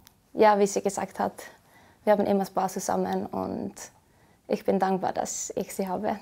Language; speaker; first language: German; non-native, fluent; Icelandic